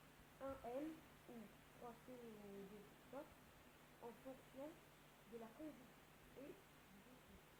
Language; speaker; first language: French; native; French